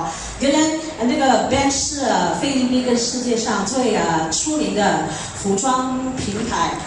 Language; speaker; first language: Chinese; early bilingual, heritage; Chinese